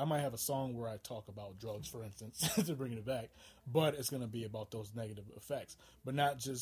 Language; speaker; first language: English; native; English